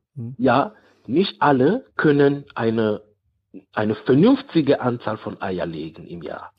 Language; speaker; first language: German; non-native, fluent; French